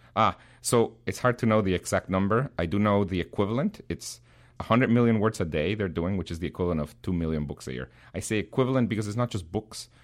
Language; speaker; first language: English; non-native, fluent; Spanish